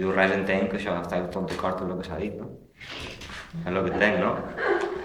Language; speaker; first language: Catalan; native; Catalan